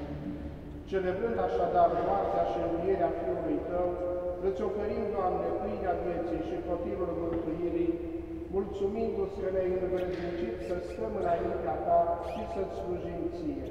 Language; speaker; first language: Romanian; native; Romanian